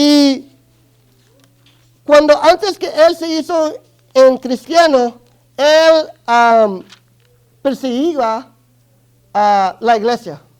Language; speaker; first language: Spanish; early bilingual, other home language; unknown